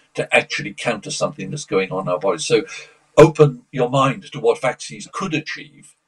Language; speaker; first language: English; early bilingual, other home language; Polish